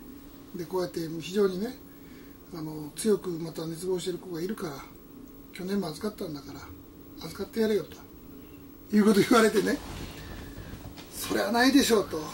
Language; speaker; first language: Japanese; native; Japanese